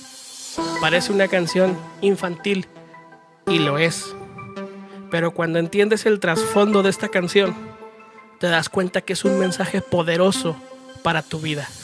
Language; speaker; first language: Spanish; native; Spanish